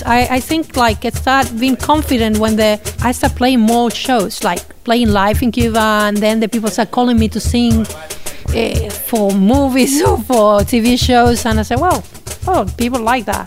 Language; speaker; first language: English; non-native, fluent; Spanish